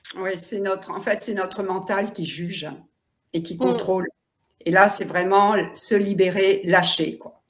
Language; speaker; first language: French; native; French